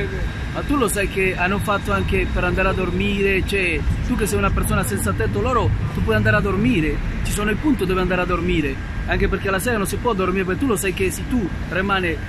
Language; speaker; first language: Italian; non-native, fluent; Spanish